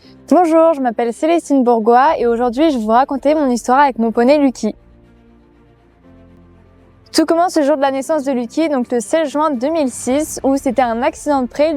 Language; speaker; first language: French; native; French